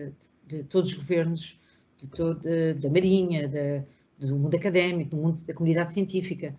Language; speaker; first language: Portuguese; native; Portuguese